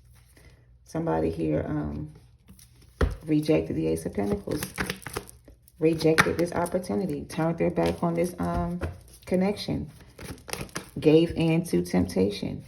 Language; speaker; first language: English; native; English